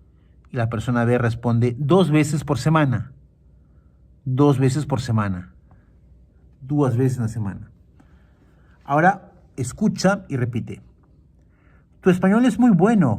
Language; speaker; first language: Spanish; non-native, fluent; Portuguese